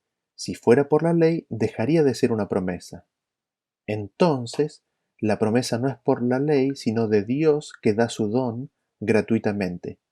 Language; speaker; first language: Spanish; native; Spanish